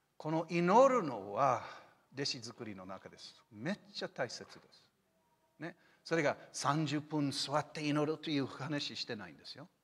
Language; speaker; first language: Japanese; non-native, fluent; English